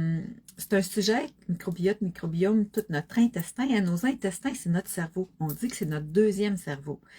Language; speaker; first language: French; native; French